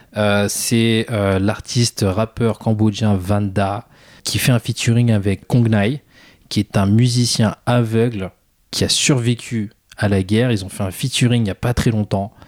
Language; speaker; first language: French; early bilingual, other home language; Khmer